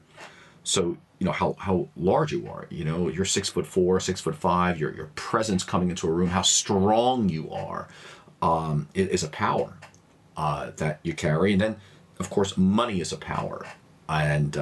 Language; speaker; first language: English; native; English